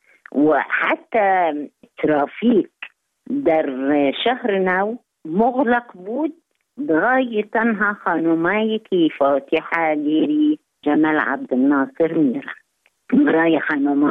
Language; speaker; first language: Persian; non-native, fluent; Arabic